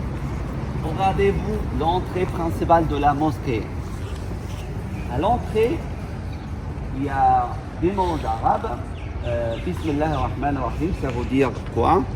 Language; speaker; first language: French; non-native, fluent; Arabic